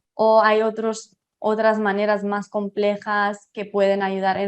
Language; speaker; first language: Spanish; non-native, fluent; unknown